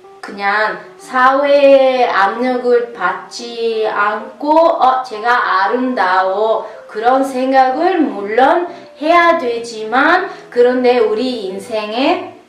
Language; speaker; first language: Korean; non-native, learner; Italian